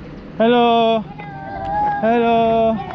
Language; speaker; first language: English; non-native, learner; Turkish